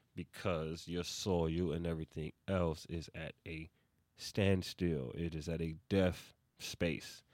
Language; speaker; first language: English; native; English